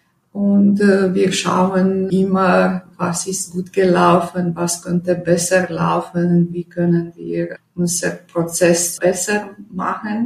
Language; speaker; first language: German; non-native, fluent; Romanian